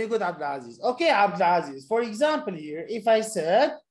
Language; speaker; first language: English; non-native, fluent; Arabic